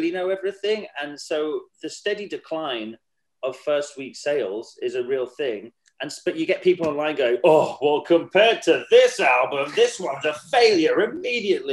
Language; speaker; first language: English; native; English